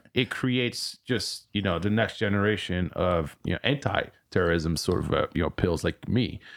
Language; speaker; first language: English; early bilingual, other home language; French